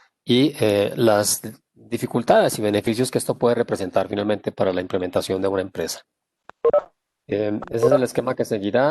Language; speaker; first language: Spanish; native; Spanish